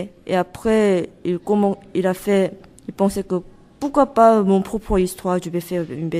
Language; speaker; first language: French; non-native, learner; Korean